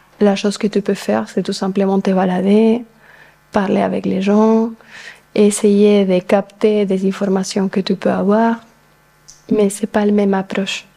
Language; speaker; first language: French; non-native, fluent; Spanish